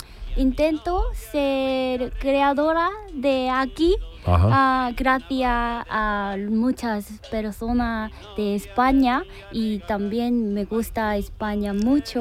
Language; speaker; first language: Spanish; non-native, learner; Korean